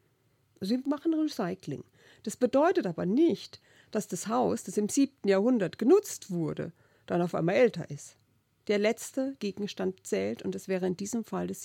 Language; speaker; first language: German; native; German